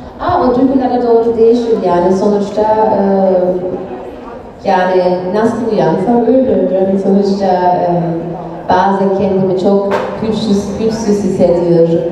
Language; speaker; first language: Turkish; non-native, fluent; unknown